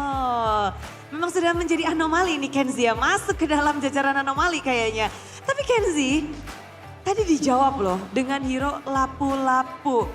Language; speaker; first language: Indonesian; native; Indonesian